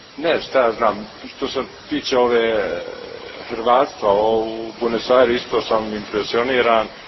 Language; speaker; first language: Croatian; early bilingual, heritage; Croatian